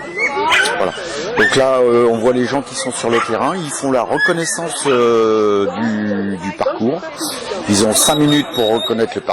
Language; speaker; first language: French; native; French